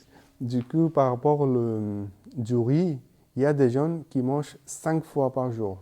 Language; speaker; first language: French; non-native, learner; Bangla